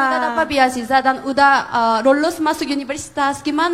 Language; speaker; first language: Indonesian; non-native, learner; Korean